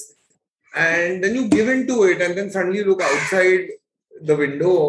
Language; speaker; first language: English; non-native, local second language; Hindi